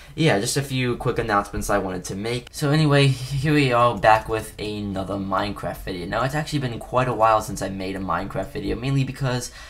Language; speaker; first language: English; native; English